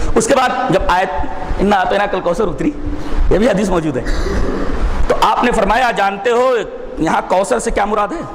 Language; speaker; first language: Urdu; native; Urdu